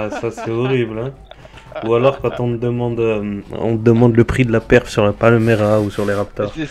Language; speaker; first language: French; native; French